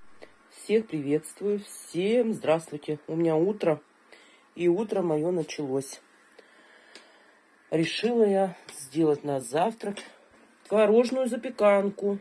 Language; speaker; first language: Russian; native; Russian